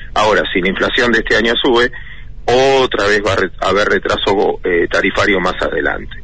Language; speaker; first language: Spanish; native; Spanish